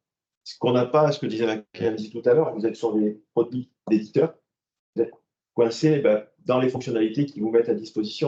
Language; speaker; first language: French; native; French